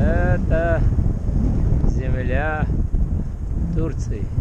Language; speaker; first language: Russian; non-native, local second language; Uzbek